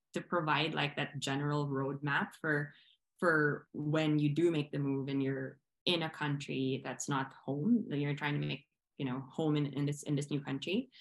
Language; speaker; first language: English; non-native, local second language; Filipino